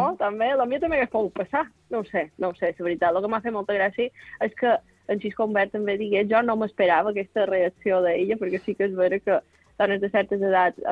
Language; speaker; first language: Catalan; native; Catalan